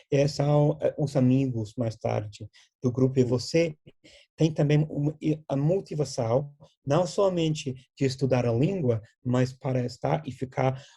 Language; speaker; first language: Portuguese; non-native, fluent; English